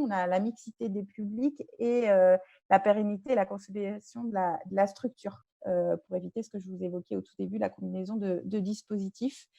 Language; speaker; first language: French; native; French